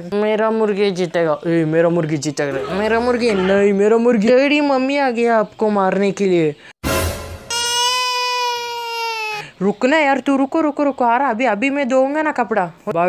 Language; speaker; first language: Hindi; native; Hindi